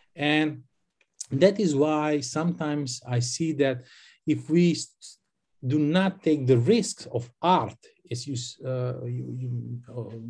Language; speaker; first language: English; non-native, fluent; Macedonian